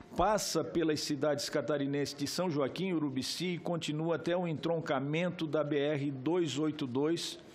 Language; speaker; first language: Portuguese; native; Portuguese